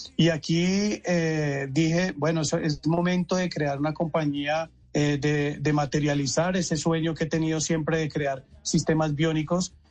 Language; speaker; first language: Spanish; native; Spanish